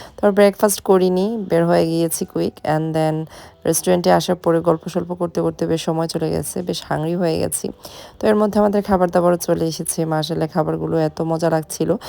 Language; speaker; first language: Bangla; native; Bangla